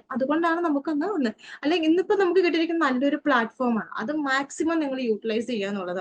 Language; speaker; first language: Malayalam; native; Malayalam